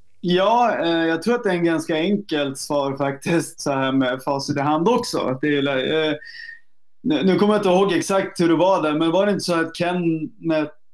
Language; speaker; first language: Swedish; native; Swedish